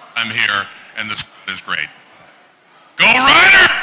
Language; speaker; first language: English; native; English